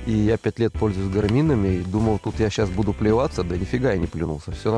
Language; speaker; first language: Russian; native; Russian